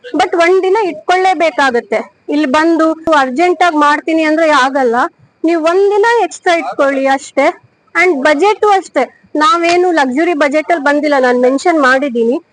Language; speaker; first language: Kannada; native; Kannada